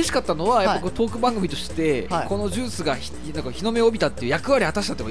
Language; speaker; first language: Japanese; native; Japanese